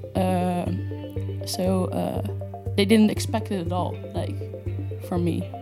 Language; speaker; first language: English; non-native, fluent; Dutch